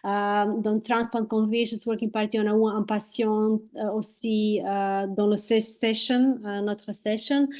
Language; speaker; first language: French; non-native, fluent; Croatian